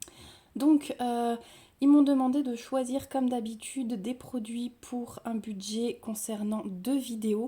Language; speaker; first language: French; native; French